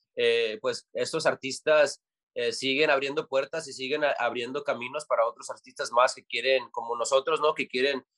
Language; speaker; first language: Spanish; early bilingual, heritage; Spanish